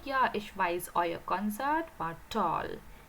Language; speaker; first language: German; non-native, fluent; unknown